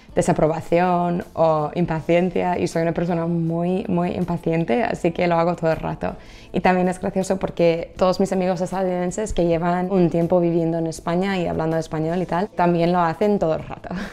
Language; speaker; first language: Spanish; non-native, fluent; English